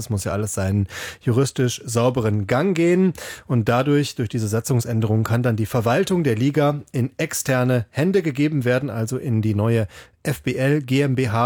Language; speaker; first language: German; native; German